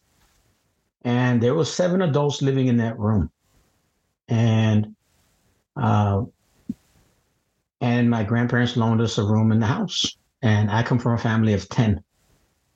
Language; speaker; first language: English; native; English